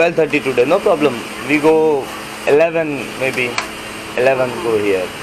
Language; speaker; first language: English; non-native, learner; Hindi